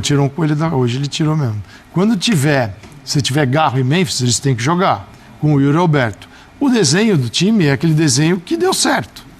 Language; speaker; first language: Portuguese; native; Portuguese